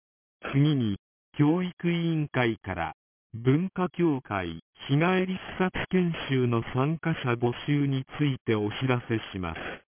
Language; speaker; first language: Japanese; native; Japanese